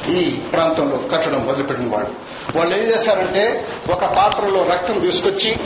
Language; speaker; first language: Telugu; non-native, local second language; Urdu